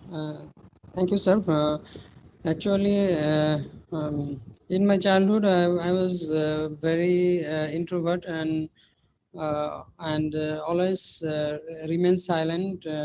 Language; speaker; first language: English; non-native, learner; Bangla